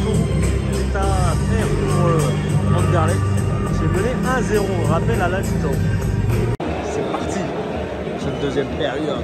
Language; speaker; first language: French; native; French